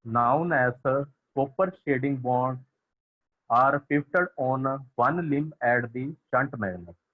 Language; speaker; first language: English; non-native, local second language; Punjabi